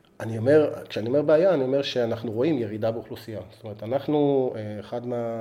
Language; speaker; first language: Hebrew; native; Hebrew